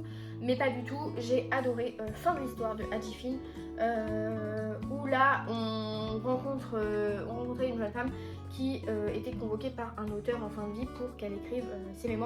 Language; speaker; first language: French; native; French